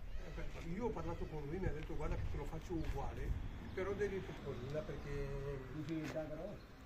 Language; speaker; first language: Italian; non-native, fluent; Punjabi